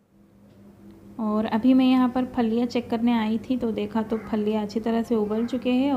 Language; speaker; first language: Hindi; native; Hindi